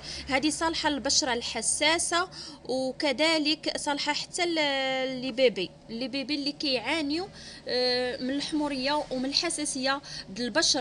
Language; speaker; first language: Arabic; native; Arabic